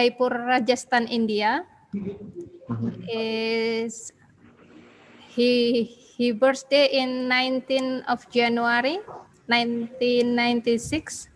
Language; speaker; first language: English; non-native, learner; Indonesian